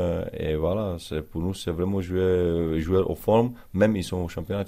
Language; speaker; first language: French; non-native, learner; Czech